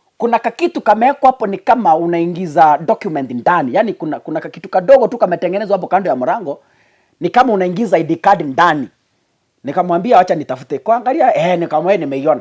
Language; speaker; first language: Swahili; non-native, local second language; Gusii